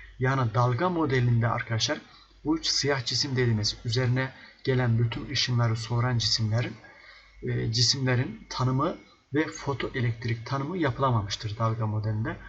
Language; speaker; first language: Turkish; native; Turkish